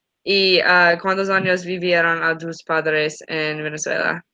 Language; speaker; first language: Spanish; non-native, learner; English